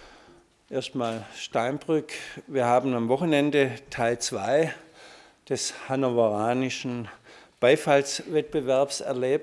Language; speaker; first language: German; native; German